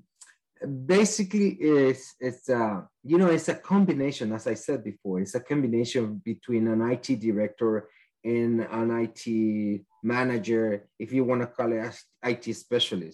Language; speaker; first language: English; non-native, fluent; Spanish